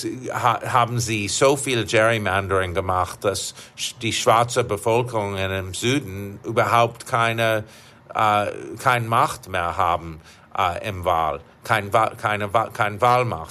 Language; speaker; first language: German; non-native, fluent; English